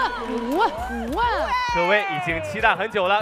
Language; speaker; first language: Chinese; native; Chinese